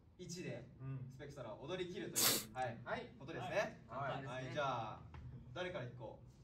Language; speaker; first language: Japanese; native; Japanese